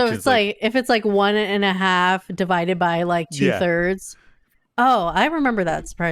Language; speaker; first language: English; native; English